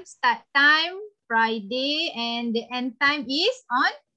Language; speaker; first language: English; non-native, local second language; Malay